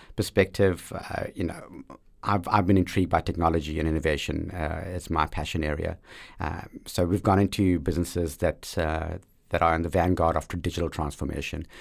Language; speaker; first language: English; native; English